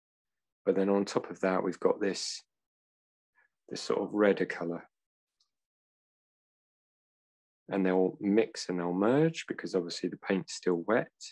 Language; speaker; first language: English; native; English